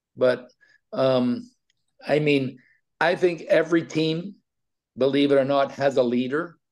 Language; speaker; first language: English; native; English